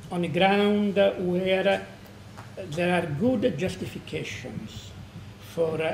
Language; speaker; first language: English; non-native, fluent; Italian